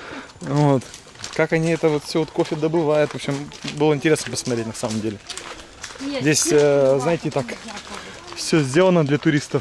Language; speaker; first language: Russian; native; Russian